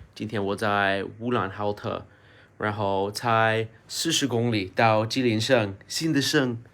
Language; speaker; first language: Chinese; non-native, learner; English